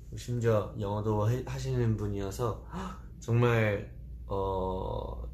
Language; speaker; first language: Korean; early bilingual, heritage; Korean